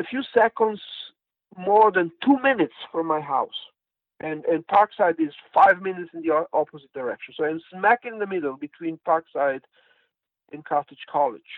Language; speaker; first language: English; non-native, fluent; Italian